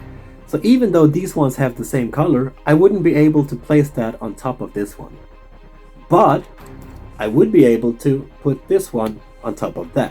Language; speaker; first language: English; non-native, fluent; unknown